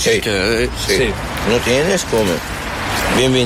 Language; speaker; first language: Spanish; non-native, learner; Arabic